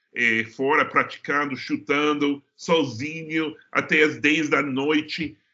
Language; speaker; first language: Portuguese; non-native, fluent; English